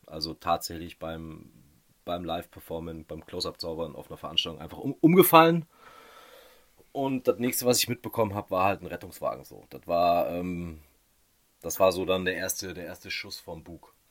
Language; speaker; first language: German; native; German